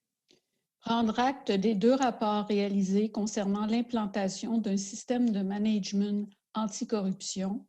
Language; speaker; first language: French; native; French